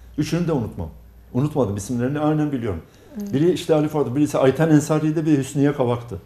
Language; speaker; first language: Turkish; non-native, local second language; Arabic